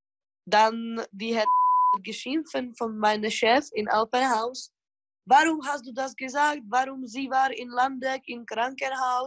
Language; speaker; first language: German; non-native, learner; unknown